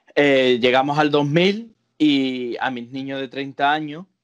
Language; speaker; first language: Spanish; native; Spanish